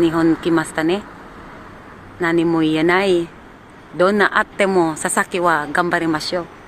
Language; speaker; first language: Japanese; non-native, learner; Filipino